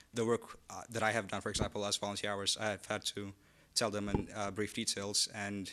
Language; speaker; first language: English; non-native, fluent; Amharic